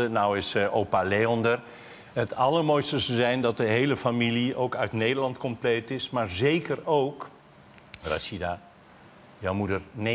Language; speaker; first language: Dutch; native; Dutch